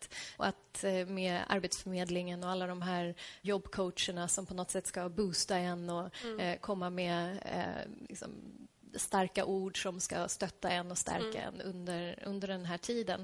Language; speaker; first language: Swedish; native; Swedish